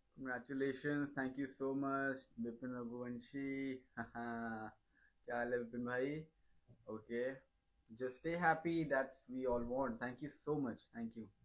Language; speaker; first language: Hindi; native; Hindi